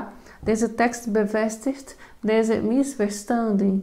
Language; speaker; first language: Dutch; non-native, fluent; Portuguese